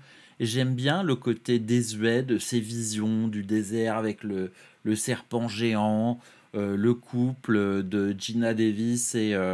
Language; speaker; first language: French; native; French